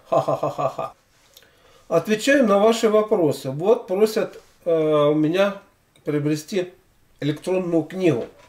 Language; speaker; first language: Russian; native; Russian